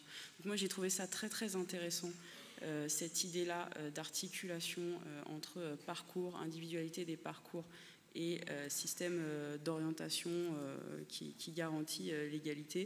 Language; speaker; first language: French; native; French